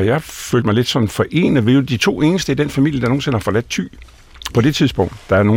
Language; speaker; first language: Danish; native; Danish